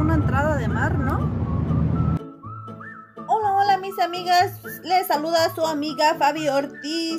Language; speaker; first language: Spanish; native; Spanish